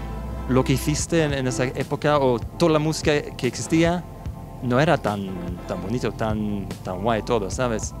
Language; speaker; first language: Spanish; non-native, fluent; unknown